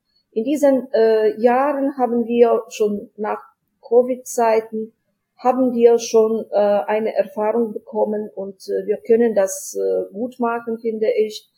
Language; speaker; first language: German; non-native, fluent; Ukrainian